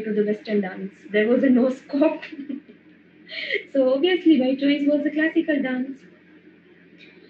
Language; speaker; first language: English; non-native, local second language; Gujarati